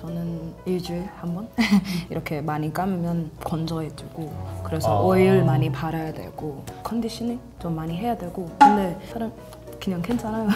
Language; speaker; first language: Korean; non-native, learner; English